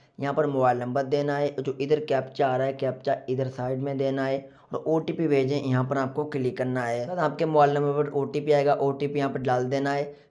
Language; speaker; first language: Hindi; native; Hindi